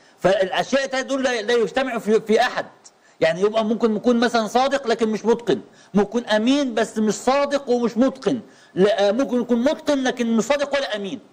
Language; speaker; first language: Arabic; native; Arabic